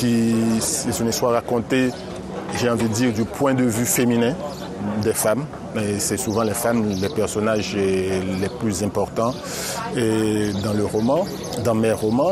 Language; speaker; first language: French; non-native, local second language; Haitian Creole